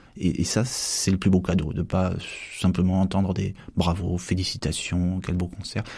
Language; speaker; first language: French; native; French